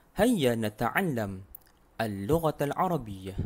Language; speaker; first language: Arabic; non-native, fluent; Malay